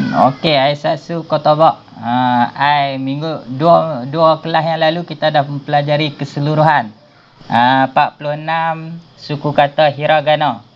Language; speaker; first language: Malay; native; Malay